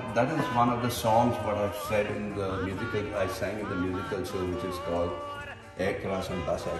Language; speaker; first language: English; non-native, local second language; Konkani